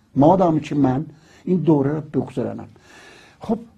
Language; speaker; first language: Persian; non-native, local second language; Azerbaijani